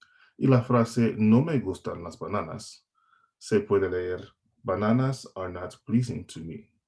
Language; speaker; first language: Spanish; non-native, fluent; English